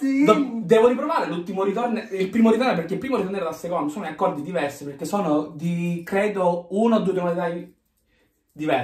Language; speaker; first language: Italian; native; Italian